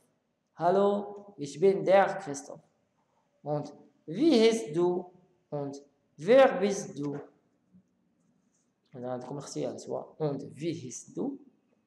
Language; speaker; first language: German; non-native, learner; Arabic